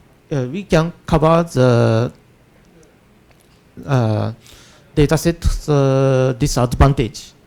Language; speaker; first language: English; non-native, learner; Japanese